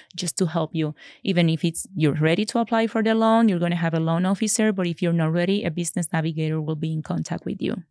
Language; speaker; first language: English; non-native, fluent; Spanish